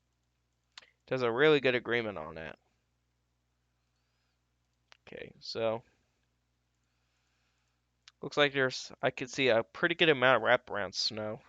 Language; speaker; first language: English; native; English